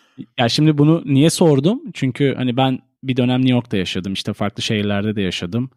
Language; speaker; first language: Turkish; native; Turkish